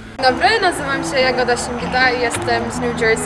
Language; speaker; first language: Polish; early bilingual, heritage; English